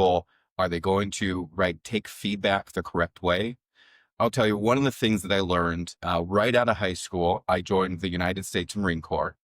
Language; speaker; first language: English; native; English